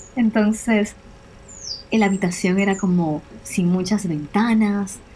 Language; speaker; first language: Spanish; native; Spanish